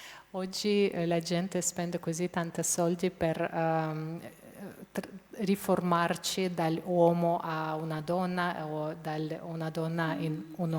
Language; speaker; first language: Italian; non-native, fluent; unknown